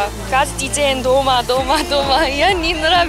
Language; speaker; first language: Russian; non-native, learner; Korean